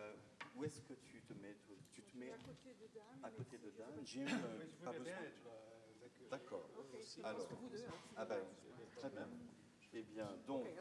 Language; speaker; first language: French; native; French